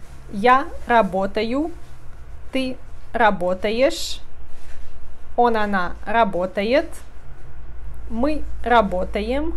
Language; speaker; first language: Russian; non-native, fluent; Portuguese